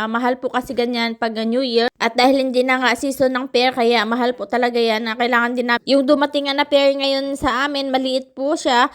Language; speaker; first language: Filipino; native; Filipino